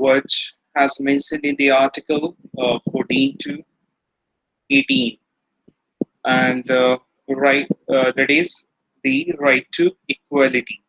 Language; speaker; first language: English; non-native, local second language; Hindi